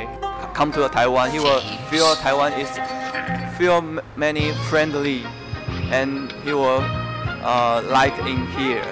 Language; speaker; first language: English; non-native, learner; Chinese